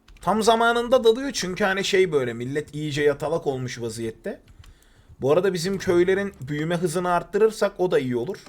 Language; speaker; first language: Turkish; native; Turkish